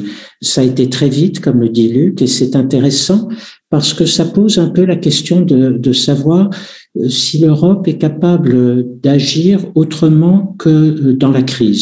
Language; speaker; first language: French; native; French